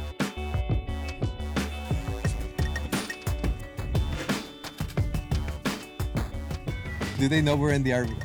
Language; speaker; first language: English; non-native, fluent; Spanish